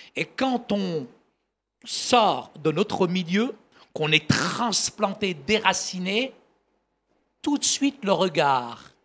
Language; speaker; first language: French; early bilingual, other home language; Arabic